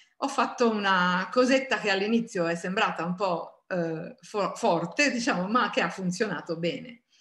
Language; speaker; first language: Italian; native; Italian